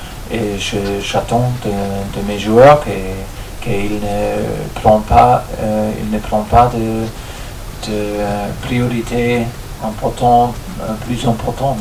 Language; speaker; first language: French; non-native, fluent; German